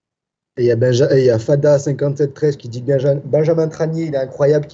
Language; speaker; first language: French; native; French